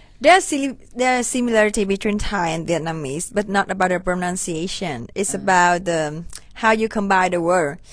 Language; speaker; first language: English; non-native, fluent; Vietnamese